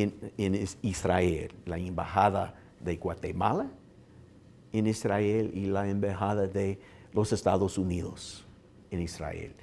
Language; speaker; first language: Spanish; non-native, learner; English